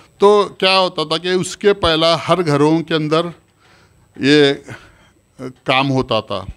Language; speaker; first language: Hindi; non-native, local second language; Urdu